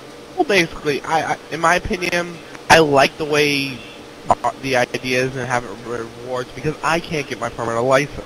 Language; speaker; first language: English; native; English